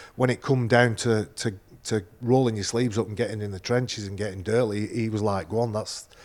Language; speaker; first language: English; native; English